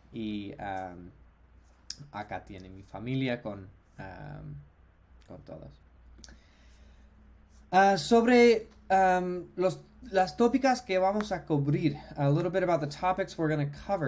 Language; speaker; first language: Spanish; non-native, fluent; English